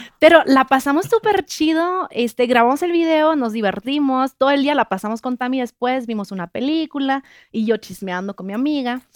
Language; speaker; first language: Spanish; non-native, fluent; French